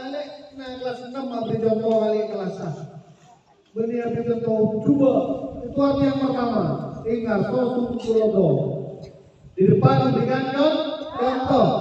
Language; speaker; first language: Indonesian; native; Indonesian